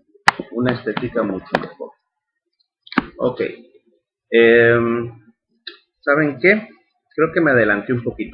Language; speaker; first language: Spanish; native; Spanish